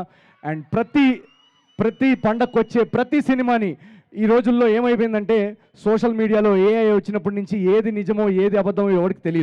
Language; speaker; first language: Telugu; native; Telugu